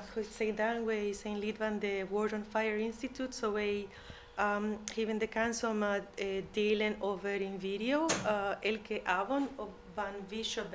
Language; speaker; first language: Dutch; non-native, learner; English